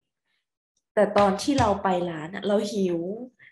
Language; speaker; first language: Thai; native; Thai